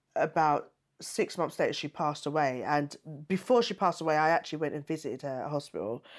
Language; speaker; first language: English; native; English